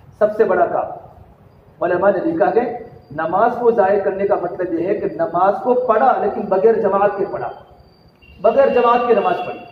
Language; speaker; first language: Urdu; non-native, local second language; Gujarati